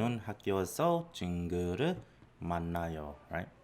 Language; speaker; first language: Korean; non-native, learner; English